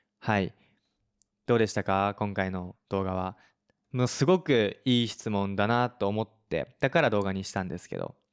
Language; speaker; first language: Japanese; native; Japanese